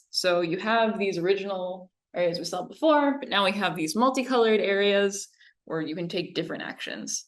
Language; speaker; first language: English; native; English